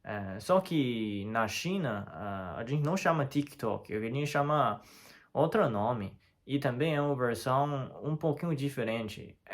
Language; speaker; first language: Portuguese; non-native, fluent; Chinese